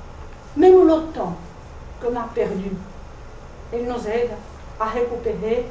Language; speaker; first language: French; non-native, fluent; Portuguese